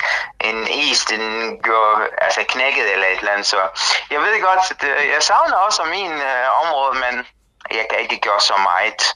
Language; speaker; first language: Danish; non-native, learner; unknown